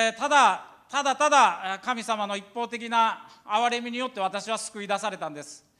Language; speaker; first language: Japanese; native; Japanese